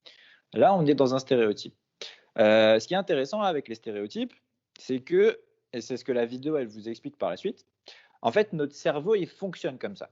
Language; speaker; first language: French; native; French